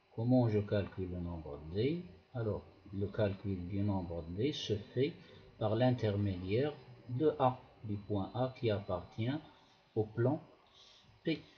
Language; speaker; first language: French; non-native, local second language; Arabic